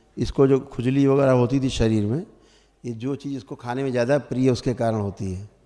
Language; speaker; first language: Hindi; native; Hindi